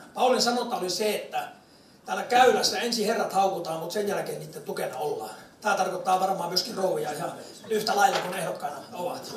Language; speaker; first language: Finnish; native; Finnish